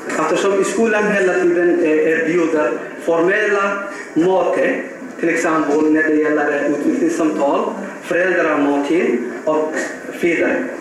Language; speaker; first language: Swedish; non-native, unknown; Somali